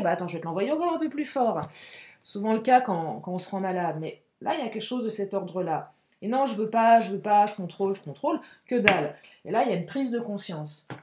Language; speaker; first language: French; native; French